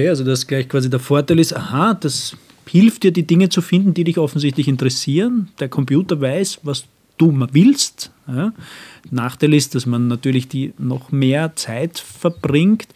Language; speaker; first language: German; native; German